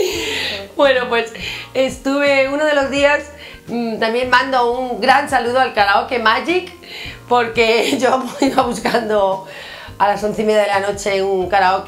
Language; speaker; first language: Spanish; native; Spanish